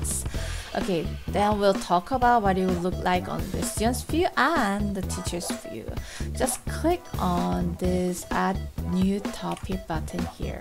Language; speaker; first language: English; non-native, fluent; Korean